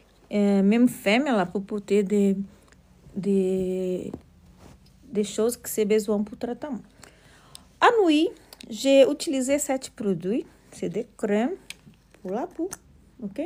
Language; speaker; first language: French; non-native, learner; Portuguese